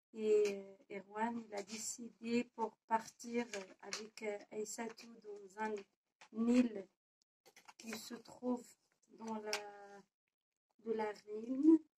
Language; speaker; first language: French; non-native, learner; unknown